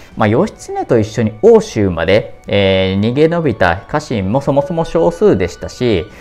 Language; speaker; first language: Japanese; native; Japanese